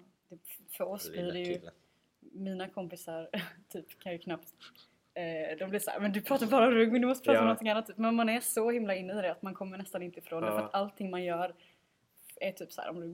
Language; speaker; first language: Swedish; native; Swedish